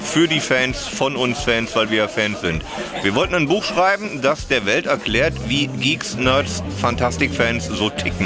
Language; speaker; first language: German; native; German